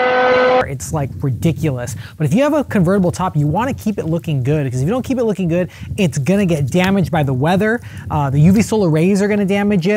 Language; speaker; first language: English; native; English